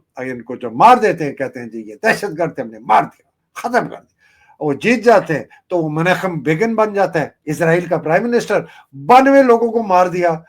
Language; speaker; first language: Urdu; native; Urdu